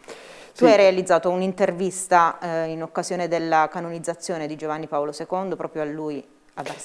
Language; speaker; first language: Italian; native; Italian